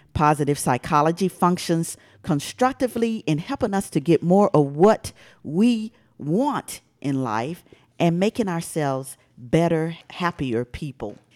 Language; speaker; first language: English; native; English